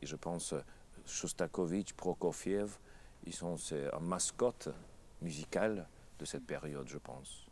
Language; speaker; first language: French; non-native, fluent; Russian